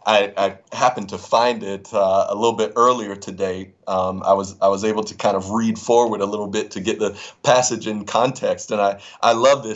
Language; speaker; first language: English; native; English